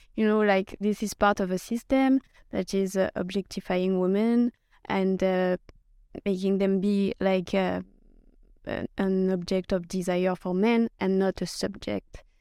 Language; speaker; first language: English; non-native, fluent; Norwegian